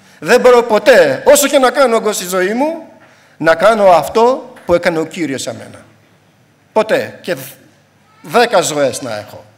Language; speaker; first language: Greek; non-native, fluent; Albanian